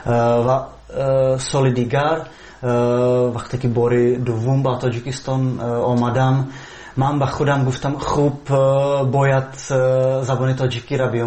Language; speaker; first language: Persian; non-native, fluent; Czech